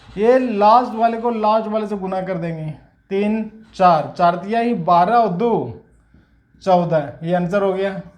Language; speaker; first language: Hindi; native; Hindi